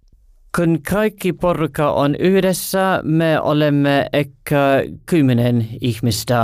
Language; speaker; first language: Finnish; non-native, learner; English